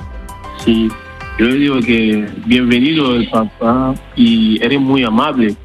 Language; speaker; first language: Spanish; non-native, learner; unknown